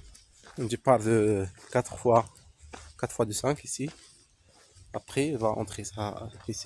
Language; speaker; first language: French; non-native, local second language; Arabic